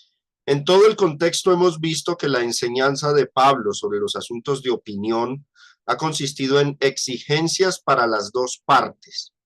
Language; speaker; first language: Spanish; native; Spanish